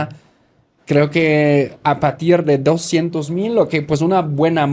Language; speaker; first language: Spanish; native; Spanish